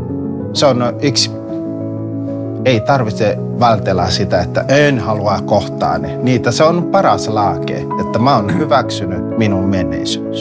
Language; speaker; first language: Finnish; non-native, fluent; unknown